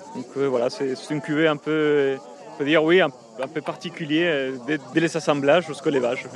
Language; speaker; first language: French; non-native, fluent; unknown